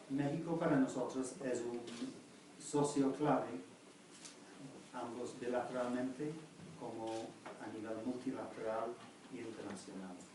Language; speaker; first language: Spanish; non-native, fluent; English